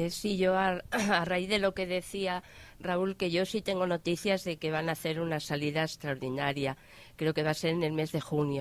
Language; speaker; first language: Spanish; native; Spanish